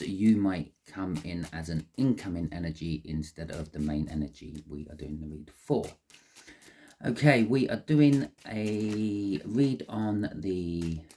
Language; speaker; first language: English; native; English